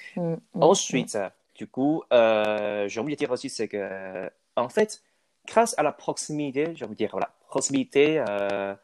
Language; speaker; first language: French; non-native, fluent; Chinese